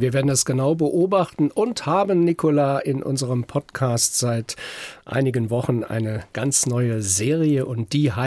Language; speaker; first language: German; native; German